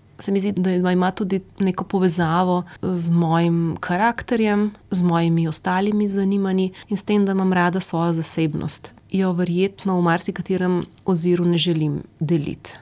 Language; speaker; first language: Slovenian; native; Slovenian